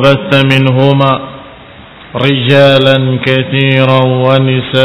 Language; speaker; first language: Arabic; non-native, fluent; Indonesian